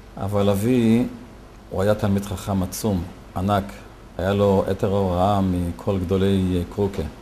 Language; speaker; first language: Hebrew; native; Hebrew